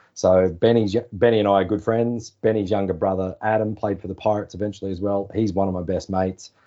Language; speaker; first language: English; native; English